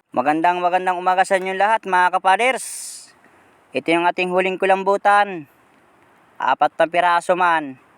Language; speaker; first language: Filipino; native; Filipino